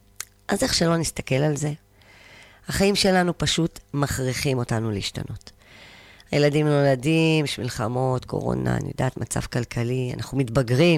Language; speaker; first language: Hebrew; native; Hebrew